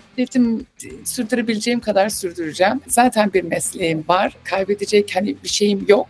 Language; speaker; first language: Turkish; early bilingual, heritage; Turkish